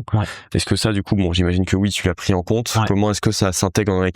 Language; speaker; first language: French; native; French